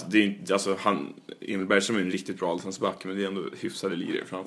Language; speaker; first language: Swedish; native; Swedish